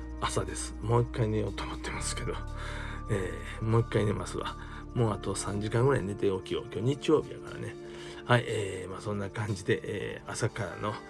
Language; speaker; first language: Japanese; native; Japanese